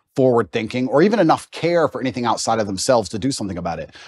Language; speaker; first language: English; native; English